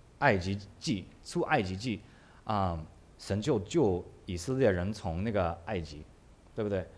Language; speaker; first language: Chinese; early bilingual, heritage; English